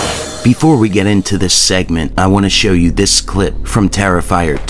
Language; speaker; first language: English; native; English